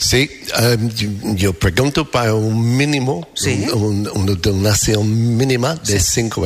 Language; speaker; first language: Spanish; non-native, fluent; English